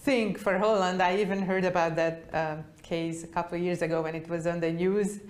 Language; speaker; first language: English; non-native, fluent; Hungarian